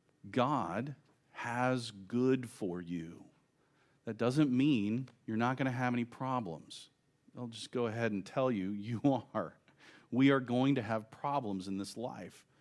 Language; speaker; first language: English; native; English